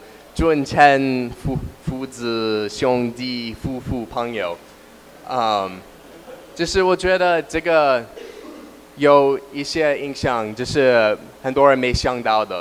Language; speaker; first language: Chinese; non-native, learner; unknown